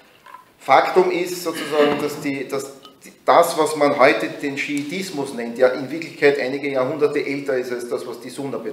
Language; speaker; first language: German; native; German